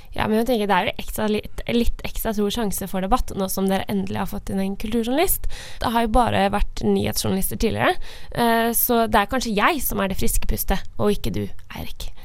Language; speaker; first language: Norwegian; native; Norwegian